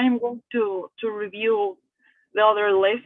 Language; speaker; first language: English; non-native, learner; Spanish